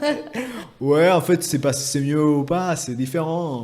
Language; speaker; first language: French; non-native, fluent; Spanish